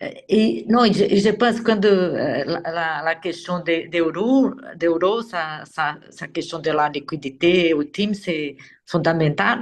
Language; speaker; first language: French; non-native, fluent; Portuguese